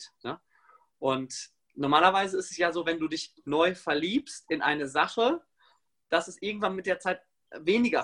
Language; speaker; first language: German; native; German